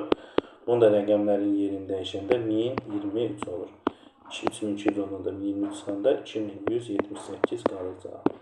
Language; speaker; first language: Azerbaijani; native; Azerbaijani